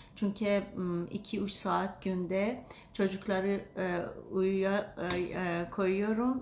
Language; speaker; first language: Turkish; non-native, learner; Azerbaijani